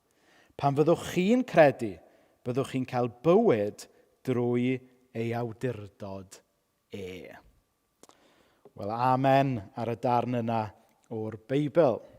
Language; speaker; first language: Welsh; native; Welsh